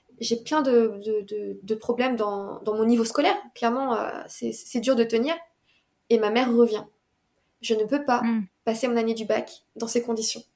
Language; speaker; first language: French; early bilingual, other home language; Khmer